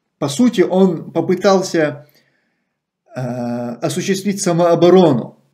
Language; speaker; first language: Russian; non-native, local second language; Chechen